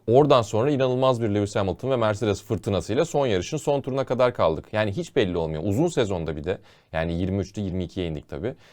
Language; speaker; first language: Turkish; native; Turkish